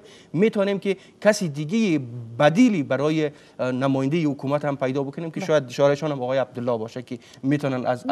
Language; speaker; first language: Persian; native; Persian